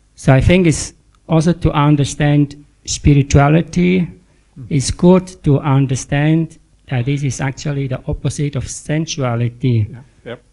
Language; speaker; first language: English; non-native, fluent; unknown